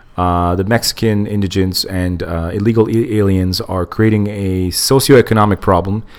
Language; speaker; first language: English; native; English